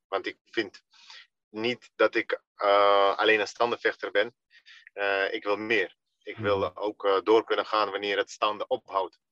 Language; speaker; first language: Dutch; early bilingual, other home language; Russian